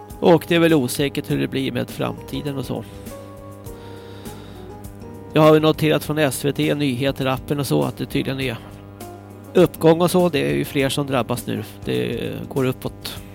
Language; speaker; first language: Swedish; native; Swedish